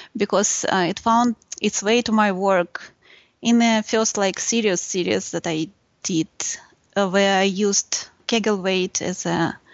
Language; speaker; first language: English; non-native, fluent; Russian